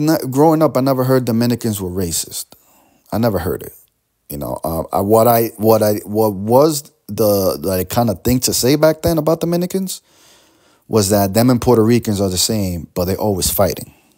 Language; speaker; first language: English; early bilingual, other home language; Spanish